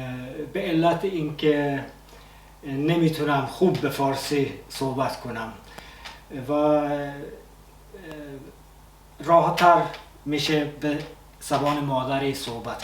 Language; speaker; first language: Persian; non-native, fluent; Swedish